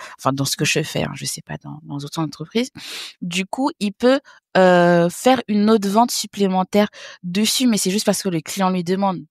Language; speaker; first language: French; early bilingual, other home language; Haitian Creole